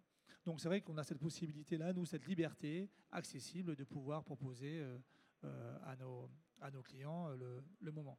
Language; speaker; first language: French; native; French